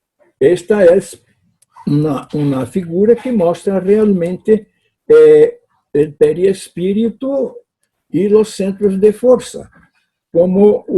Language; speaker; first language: Spanish; non-native, fluent; Portuguese